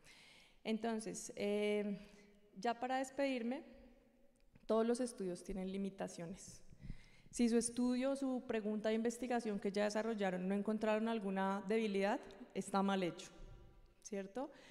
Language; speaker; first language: Spanish; native; Spanish